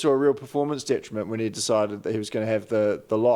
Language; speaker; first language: English; native; English